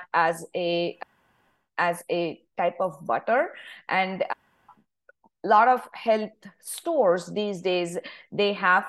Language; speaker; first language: English; non-native, local second language; Marathi